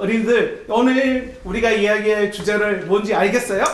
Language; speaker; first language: Korean; native; Korean